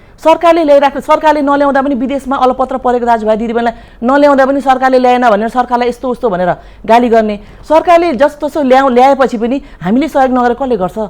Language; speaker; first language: Nepali; early bilingual, heritage; Nepali